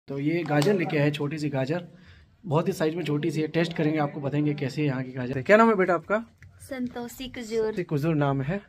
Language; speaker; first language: Hindi; non-native, local second language; Gujarati